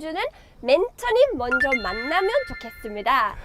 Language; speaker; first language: Korean; non-native, learner; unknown